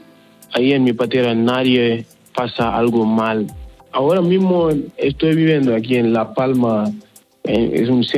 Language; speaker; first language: Spanish; non-native, learner; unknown